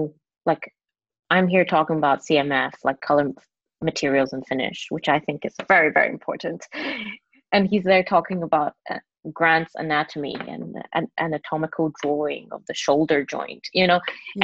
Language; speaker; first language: English; non-native, local second language; Cantonese